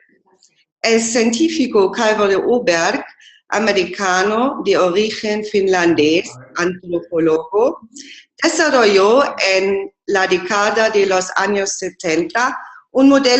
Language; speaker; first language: Spanish; non-native, fluent; German